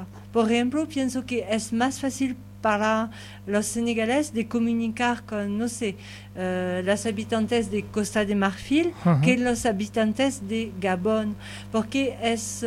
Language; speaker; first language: Spanish; non-native, learner; French